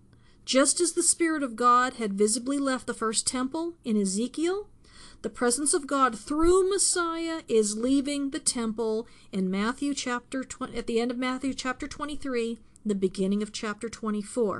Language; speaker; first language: English; native; English